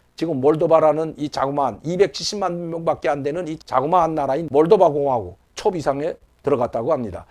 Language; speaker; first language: Korean; native; Korean